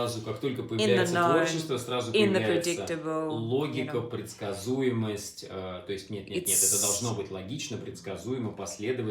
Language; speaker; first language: Russian; native; Russian